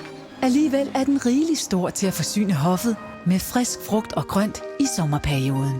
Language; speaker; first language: Danish; native; Danish